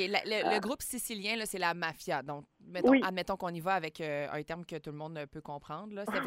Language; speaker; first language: French; native; French